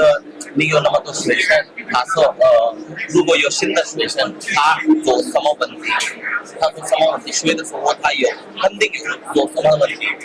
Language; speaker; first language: Chinese; non-native, learner; Hindi